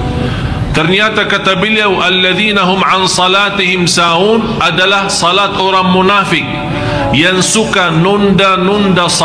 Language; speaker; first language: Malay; non-native, fluent; Arabic